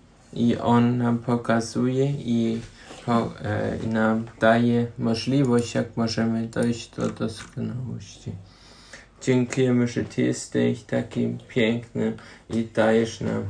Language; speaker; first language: Polish; non-native, learner; German